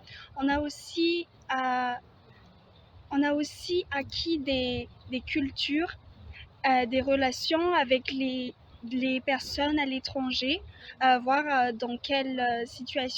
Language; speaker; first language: French; non-native, local second language; Malagasy